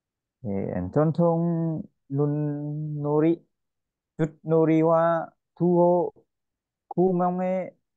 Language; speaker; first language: Korean; non-native, learner; Vietnamese